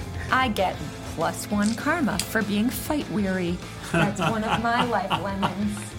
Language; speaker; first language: English; native; English